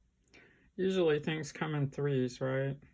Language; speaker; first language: English; native; English